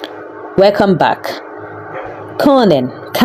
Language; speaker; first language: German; non-native, learner; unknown